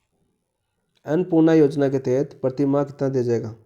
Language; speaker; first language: Hindi; native; Hindi